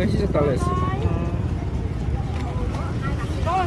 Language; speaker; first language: Korean; native; Korean